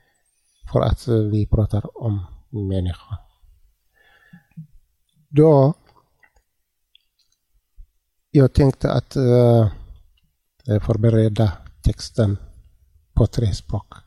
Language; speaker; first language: Swedish; non-native, learner; Tigrinya